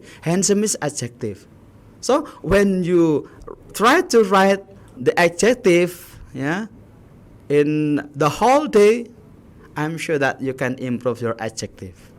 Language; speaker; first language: English; non-native, learner; Indonesian